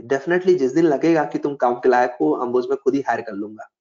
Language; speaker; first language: Hindi; native; Hindi